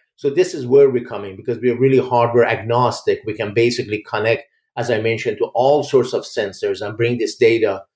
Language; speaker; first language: English; early bilingual, other home language; Persian